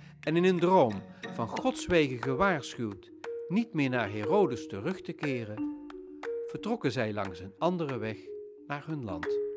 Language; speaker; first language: Dutch; native; Dutch